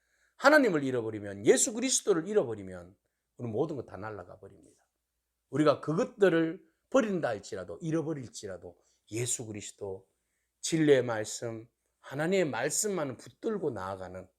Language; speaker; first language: Korean; native; Korean